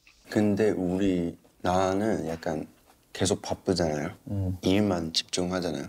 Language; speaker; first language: Korean; non-native, fluent; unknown